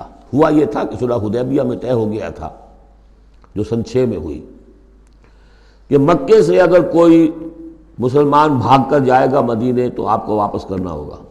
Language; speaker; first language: Urdu; native; Urdu